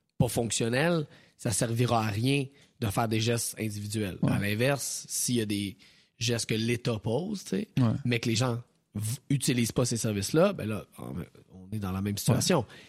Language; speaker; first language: French; native; French